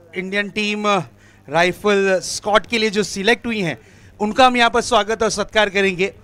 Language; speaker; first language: Hindi; non-native, local second language; Marathi